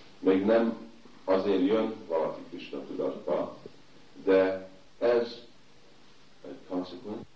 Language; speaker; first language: Hungarian; early bilingual, heritage; Hungarian